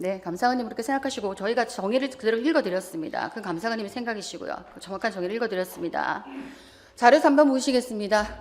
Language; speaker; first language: Korean; native; Korean